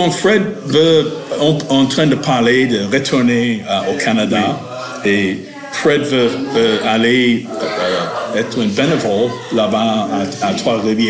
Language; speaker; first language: French; non-native, fluent; English